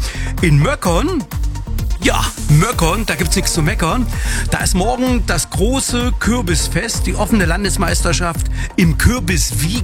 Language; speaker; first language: German; native; German